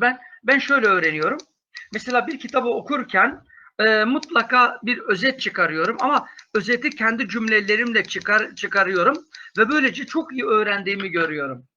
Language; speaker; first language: Turkish; native; Turkish